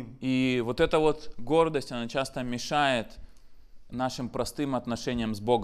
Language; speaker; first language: Russian; native; Russian